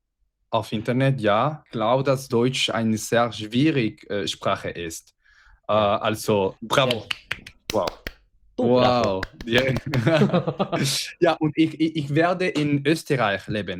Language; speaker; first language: German; non-native, learner; Spanish